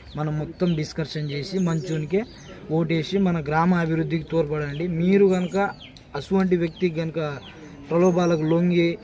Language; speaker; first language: Telugu; non-native, local second language; Lambadi